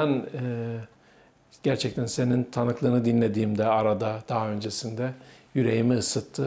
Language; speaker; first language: Turkish; native; Turkish